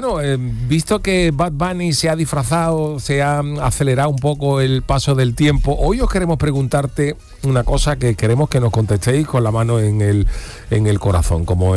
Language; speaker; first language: Spanish; native; Spanish